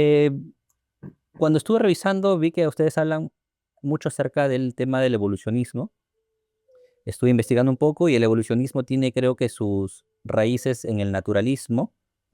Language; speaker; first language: Spanish; native; Spanish